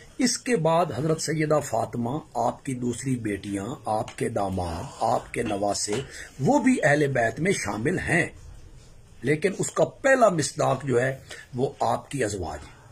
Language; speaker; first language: Urdu; non-native, local second language; Punjabi